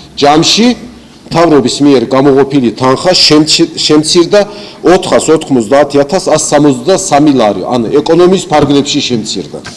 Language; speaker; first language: Georgian; non-native, local second language; Azerbaijani